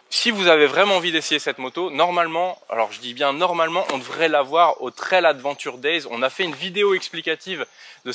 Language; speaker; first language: French; native; French